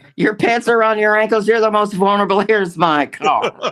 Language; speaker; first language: English; native; English